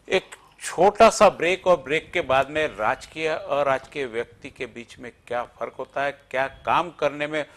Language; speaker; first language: Hindi; non-native, local second language; Marathi